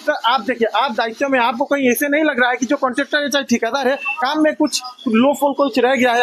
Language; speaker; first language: Hindi; non-native, local second language; Assamese